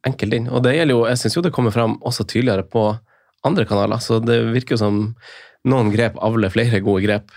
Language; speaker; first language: Norwegian; native; Norwegian